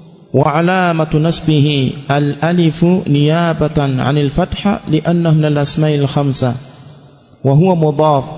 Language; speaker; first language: Arabic; non-native, fluent; Swahili